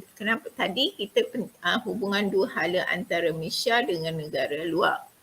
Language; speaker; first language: Malay; native; Malay